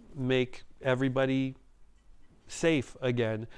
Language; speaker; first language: English; native; English